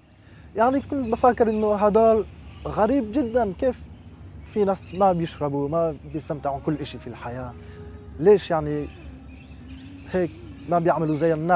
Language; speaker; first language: Arabic; non-native, fluent; French